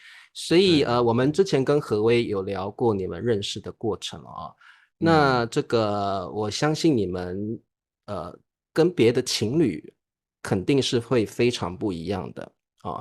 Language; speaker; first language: Chinese; native; Chinese